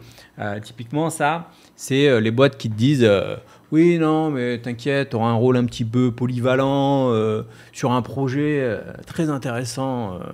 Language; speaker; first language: French; native; French